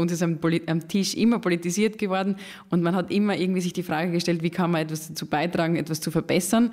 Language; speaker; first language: German; native; German